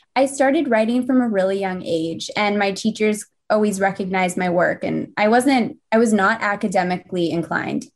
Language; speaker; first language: English; native; English